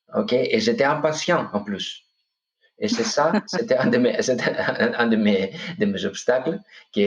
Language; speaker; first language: French; non-native, fluent; Greek